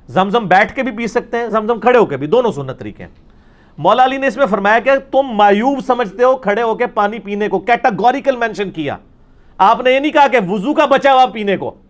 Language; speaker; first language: Urdu; native; Urdu